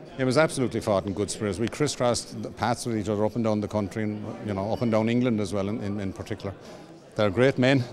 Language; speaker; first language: English; native; English